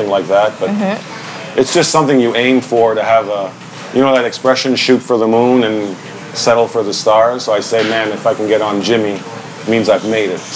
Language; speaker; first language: English; native; English